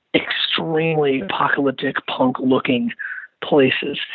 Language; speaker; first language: English; native; English